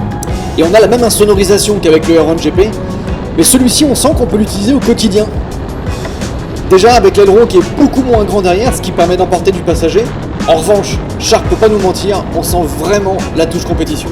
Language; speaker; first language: French; native; French